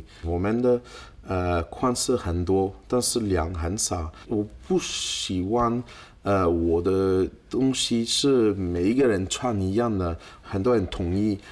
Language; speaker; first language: Chinese; non-native, fluent; French